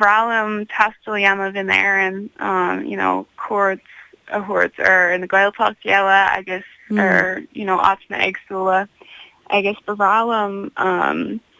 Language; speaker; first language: Irish; non-native, learner; English